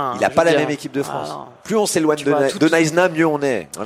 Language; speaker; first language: French; native; French